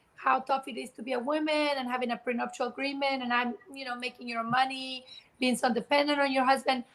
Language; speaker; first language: English; non-native, fluent; Spanish